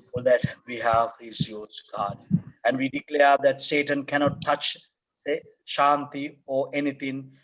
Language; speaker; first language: English; non-native, local second language; Sinhala